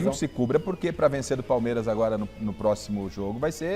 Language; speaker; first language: Portuguese; native; Portuguese